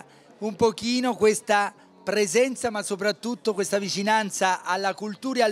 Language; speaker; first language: Italian; native; Italian